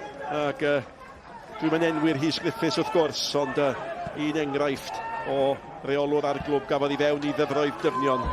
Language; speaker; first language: Welsh; native; Welsh